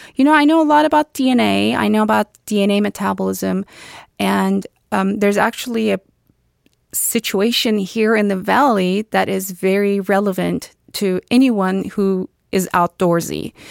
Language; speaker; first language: English; non-native, fluent; Turkish